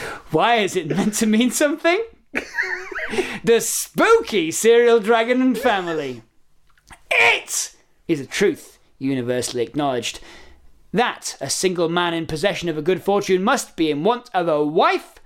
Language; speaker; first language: English; native; English